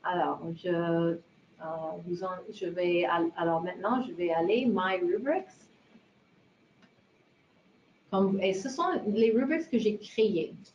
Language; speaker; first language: French; non-native, fluent; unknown